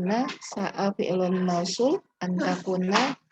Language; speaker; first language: Arabic; non-native, learner; Indonesian